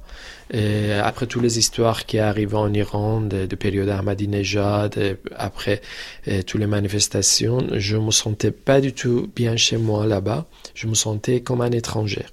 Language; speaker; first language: French; non-native, fluent; Persian